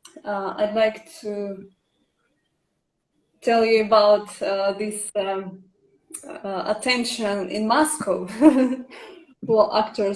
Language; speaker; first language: English; non-native, learner; Russian